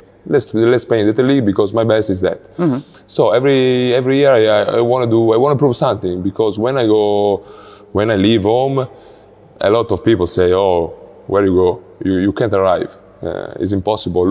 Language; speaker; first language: English; non-native, learner; Italian